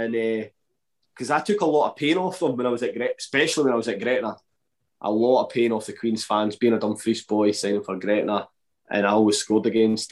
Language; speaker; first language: English; native; English